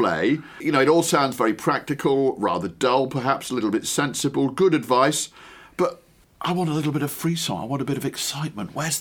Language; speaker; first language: English; native; English